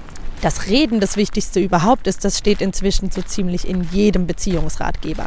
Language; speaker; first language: German; native; German